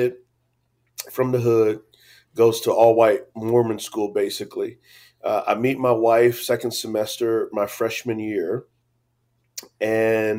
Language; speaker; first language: English; native; English